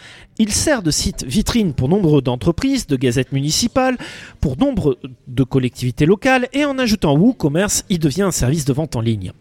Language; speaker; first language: French; native; French